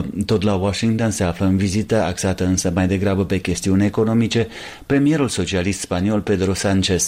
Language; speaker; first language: Romanian; native; Romanian